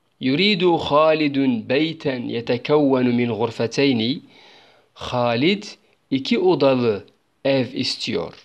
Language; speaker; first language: Arabic; non-native, fluent; Turkish